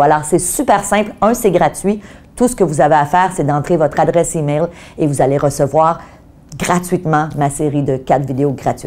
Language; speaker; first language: French; native; French